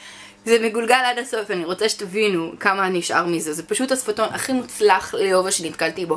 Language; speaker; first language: Hebrew; native; Hebrew